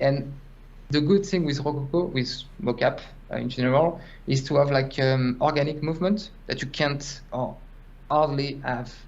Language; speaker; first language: English; non-native, fluent; French